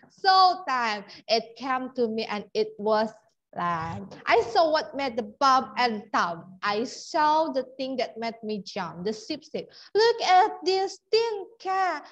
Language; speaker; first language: English; non-native, fluent; Indonesian